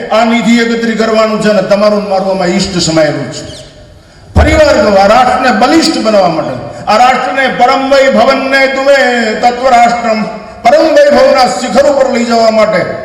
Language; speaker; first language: Gujarati; native; Gujarati